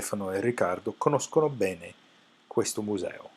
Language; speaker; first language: Italian; non-native, fluent; English